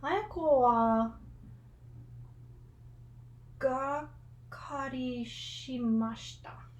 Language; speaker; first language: Japanese; non-native, learner; English